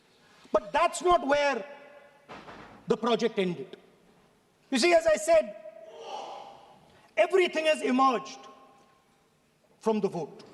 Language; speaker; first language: English; non-native, local second language; Hindi